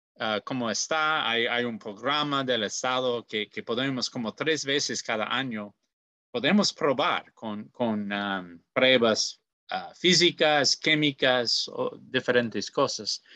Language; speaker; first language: Spanish; non-native, learner; English